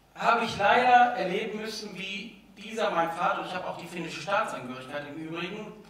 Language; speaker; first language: German; native; German